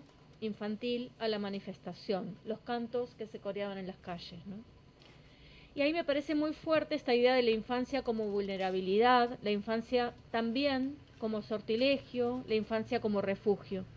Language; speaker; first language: Spanish; native; Spanish